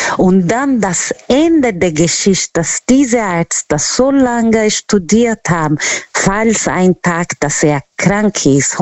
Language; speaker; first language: German; non-native, fluent; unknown